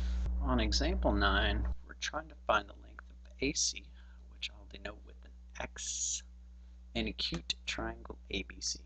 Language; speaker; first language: English; native; English